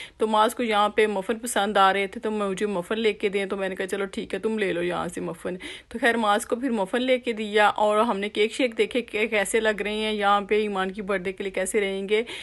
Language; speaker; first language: Urdu; native; Urdu